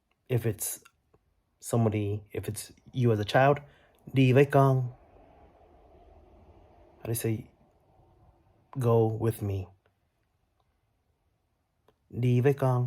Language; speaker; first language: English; early bilingual, other home language; Vietnamese